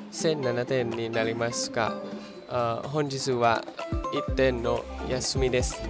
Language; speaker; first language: Japanese; non-native, learner; Thai